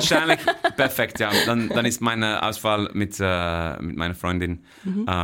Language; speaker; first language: German; non-native, fluent; Dutch